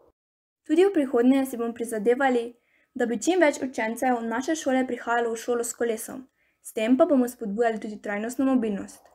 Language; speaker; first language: Slovenian; native; Slovenian